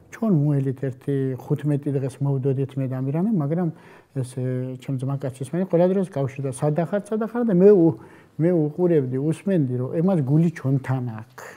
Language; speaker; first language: Georgian; early bilingual, heritage; Georgian